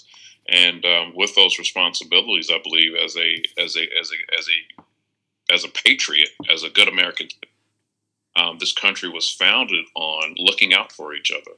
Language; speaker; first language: English; native; English